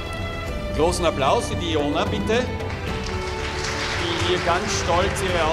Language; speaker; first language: German; native; German